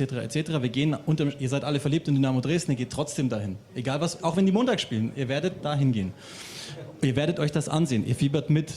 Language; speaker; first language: German; native; German